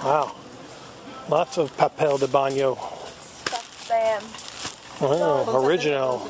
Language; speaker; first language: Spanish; non-native, learner; English